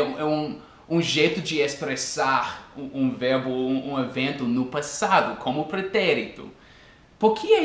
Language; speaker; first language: Portuguese; non-native, fluent; English